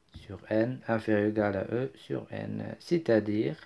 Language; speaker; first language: French; non-native, local second language; Arabic